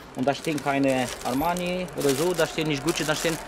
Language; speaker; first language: German; non-native, fluent; Polish